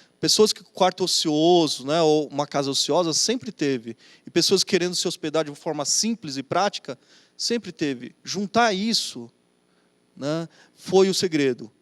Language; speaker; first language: Portuguese; native; Portuguese